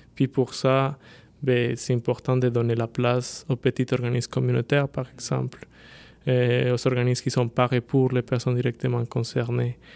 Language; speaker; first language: French; non-native, fluent; Spanish